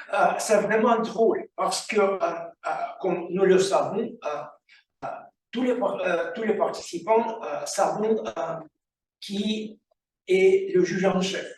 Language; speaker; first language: French; non-native, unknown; Russian